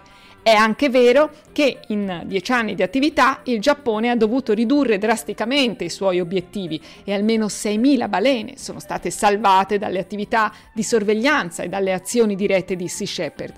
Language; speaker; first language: Italian; native; Italian